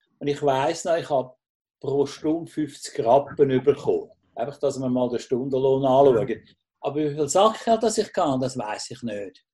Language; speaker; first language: German; native; German